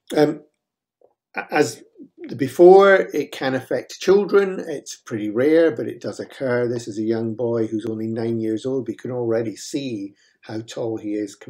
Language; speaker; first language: English; native; English